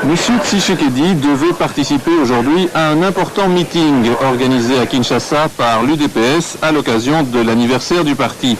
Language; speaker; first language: French; native; French